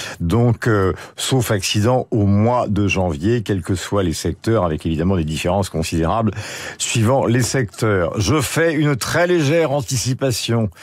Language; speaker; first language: French; native; French